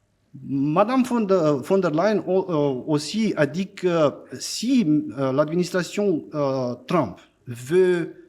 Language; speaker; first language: French; non-native, fluent; Romanian